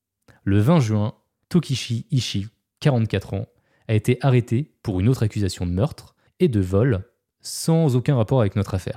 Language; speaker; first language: French; native; French